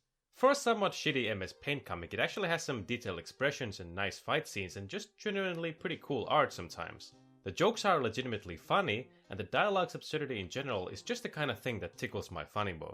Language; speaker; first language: English; native; English